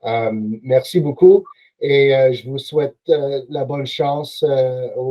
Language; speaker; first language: French; non-native, local second language; English